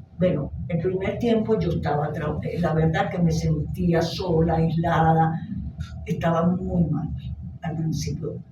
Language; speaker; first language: Spanish; early bilingual, other home language; Hebrew